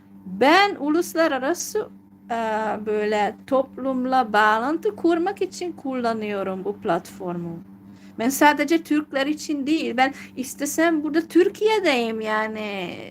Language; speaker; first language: Turkish; non-native, fluent; Hungarian